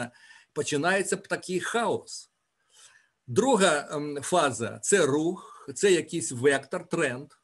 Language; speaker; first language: Ukrainian; native; Ukrainian